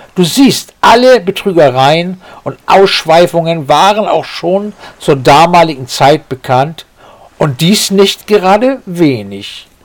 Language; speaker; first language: German; native; German